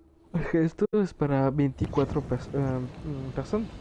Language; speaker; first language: Spanish; non-native, learner; French